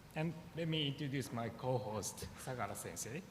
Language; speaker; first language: English; non-native, fluent; Japanese